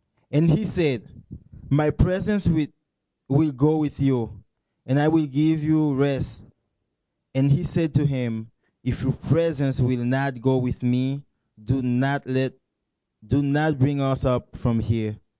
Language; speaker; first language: English; non-native, learner; Spanish